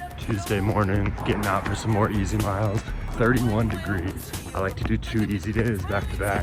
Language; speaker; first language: English; native; English